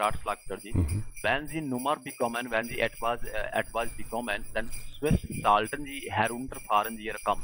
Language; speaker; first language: German; non-native, learner; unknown